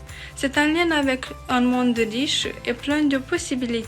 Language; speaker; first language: French; non-native, fluent; Romanian